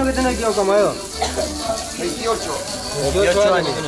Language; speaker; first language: Spanish; native; Spanish